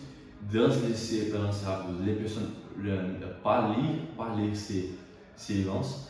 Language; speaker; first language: French; non-native, learner; Portuguese